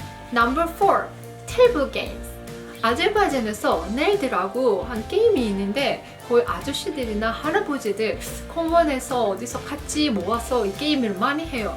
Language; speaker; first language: Korean; non-native, fluent; Azerbaijani